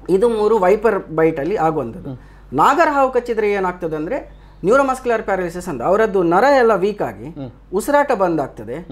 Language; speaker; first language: Kannada; non-native, local second language; Tulu